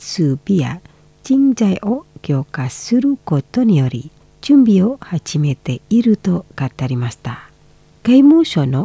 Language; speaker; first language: Japanese; non-native, fluent; Indonesian